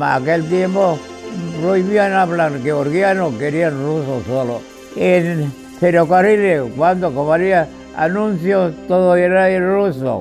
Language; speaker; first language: Spanish; non-native, fluent; Georgian